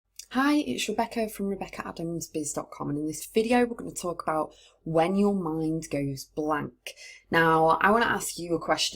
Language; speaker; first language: English; native; English